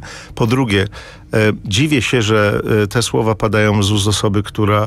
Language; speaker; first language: Polish; native; Polish